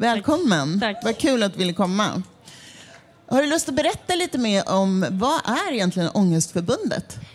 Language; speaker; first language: Swedish; native; Swedish